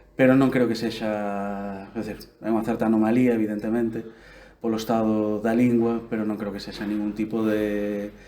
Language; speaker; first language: Galician; native; Galician